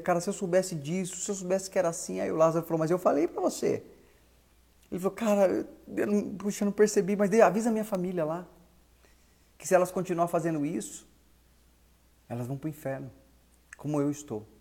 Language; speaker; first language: Portuguese; native; Portuguese